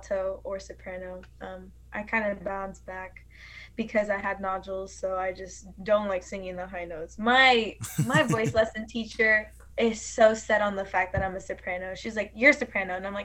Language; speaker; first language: English; early bilingual, other home language; Spanish